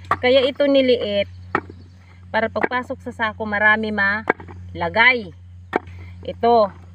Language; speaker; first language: Filipino; non-native, local second language; Masbatenyo